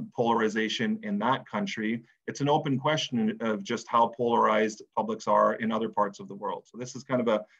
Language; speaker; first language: English; native; English